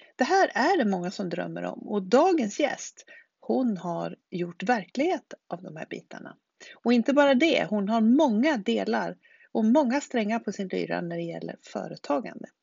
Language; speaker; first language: Swedish; native; Swedish